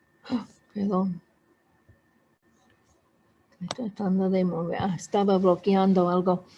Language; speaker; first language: Spanish; non-native, fluent; English